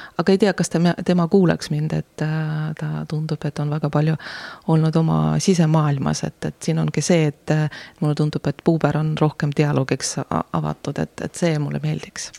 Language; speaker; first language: Estonian; non-native, local second language; Russian